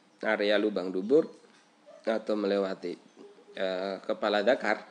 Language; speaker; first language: Indonesian; native; Indonesian